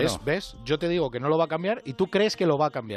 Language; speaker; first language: Spanish; native; Spanish